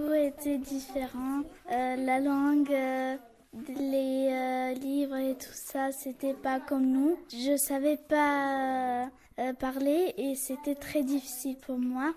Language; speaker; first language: French; early bilingual, other home language; Kurdish